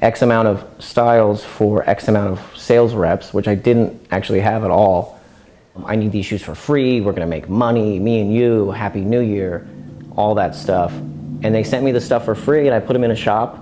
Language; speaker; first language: English; native; English